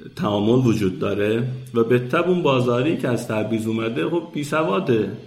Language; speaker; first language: Persian; non-native, local second language; Azerbaijani